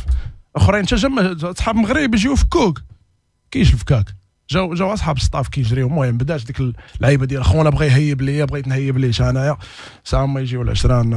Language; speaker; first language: Arabic; native; Arabic